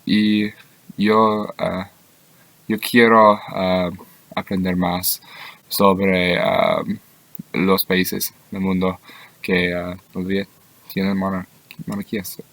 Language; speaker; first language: Spanish; non-native, learner; English